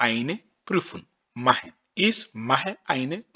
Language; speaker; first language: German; non-native, fluent; French